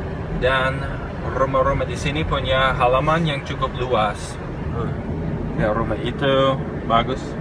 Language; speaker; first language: Indonesian; non-native, fluent; English